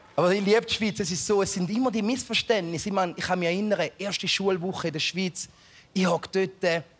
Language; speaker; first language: German; early bilingual, other home language; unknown